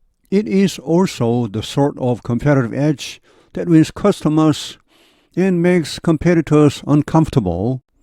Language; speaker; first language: English; non-native, fluent; Korean